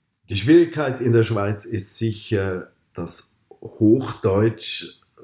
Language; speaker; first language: German; native; German